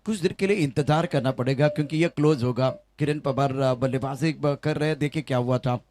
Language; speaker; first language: Hindi; non-native, local second language; Marathi